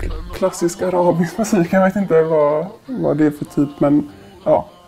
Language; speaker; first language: Swedish; native; Swedish